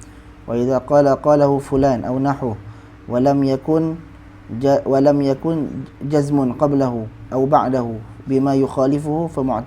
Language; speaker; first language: Arabic; non-native, fluent; Malay